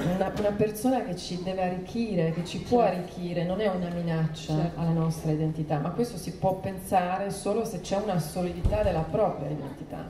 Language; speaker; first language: Italian; non-native, fluent; Croatian